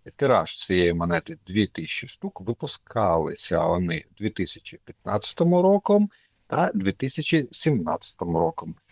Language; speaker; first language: Ukrainian; non-native, local second language; Russian